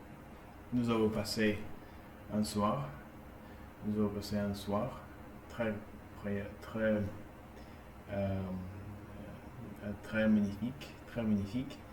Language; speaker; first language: French; non-native, learner; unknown